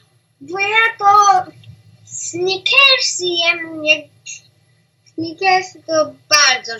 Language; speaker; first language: Polish; early bilingual, heritage; Polish